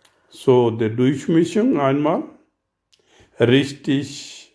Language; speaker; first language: German; non-native, learner; Urdu